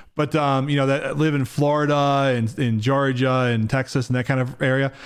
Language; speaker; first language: English; native; English